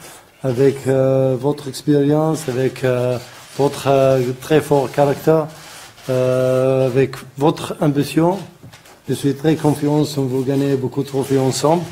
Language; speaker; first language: French; non-native, learner; Arabic